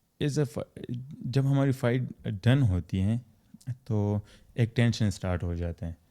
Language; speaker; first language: Urdu; non-native, local second language; Pashto